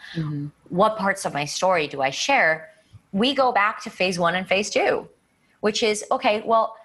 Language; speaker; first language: English; native; English